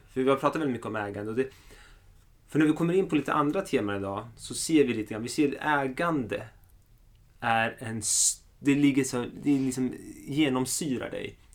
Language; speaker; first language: Swedish; early bilingual, other home language; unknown